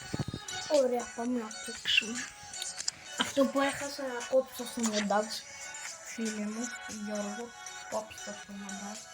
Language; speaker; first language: Greek; native; Greek